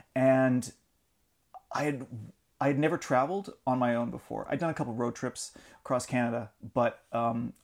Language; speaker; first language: English; native; English